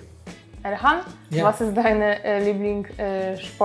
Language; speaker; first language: German; non-native, learner; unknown